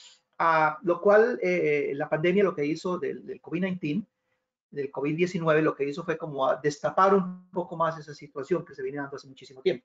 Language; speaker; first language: Spanish; native; Spanish